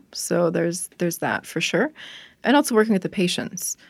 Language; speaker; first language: English; native; English